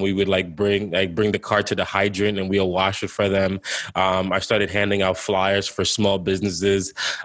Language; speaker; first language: English; native; English